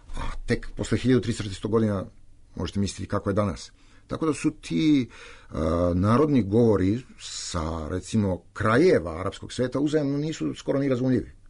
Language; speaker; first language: Serbian; native; Serbian